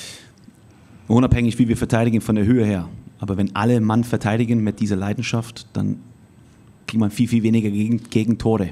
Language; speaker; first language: German; native; German